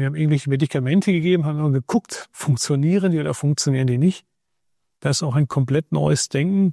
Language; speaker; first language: German; native; German